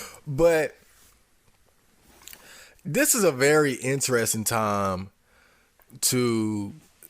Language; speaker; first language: English; native; English